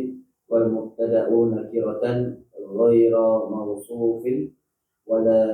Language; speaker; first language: Arabic; non-native, learner; Indonesian